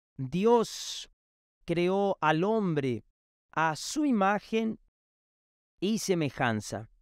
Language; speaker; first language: Spanish; non-native, fluent; Portuguese